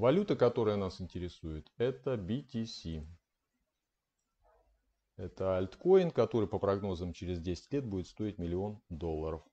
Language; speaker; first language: Russian; native; Russian